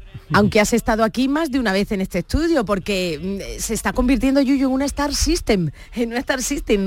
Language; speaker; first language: Spanish; native; Spanish